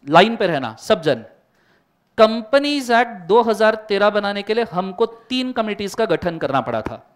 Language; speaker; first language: Hindi; non-native, local second language; Marathi